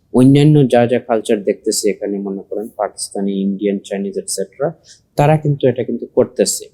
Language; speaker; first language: Bangla; early bilingual, heritage; Sylheti